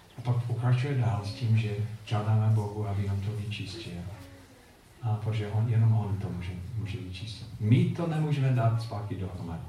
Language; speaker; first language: Czech; non-native, fluent; English